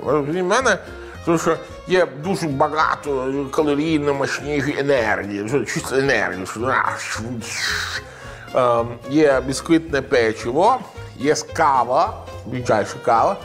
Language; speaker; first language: Ukrainian; non-native, learner; Italian